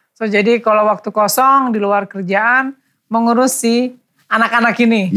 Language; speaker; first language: Indonesian; native; Indonesian